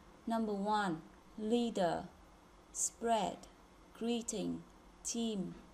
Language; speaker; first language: English; non-native, fluent; Vietnamese